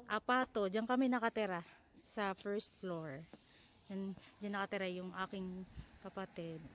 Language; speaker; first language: Filipino; non-native, local second language; Cebuano